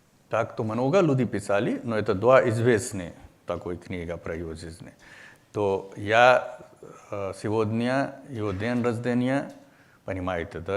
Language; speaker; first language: Russian; non-native, learner; Hindi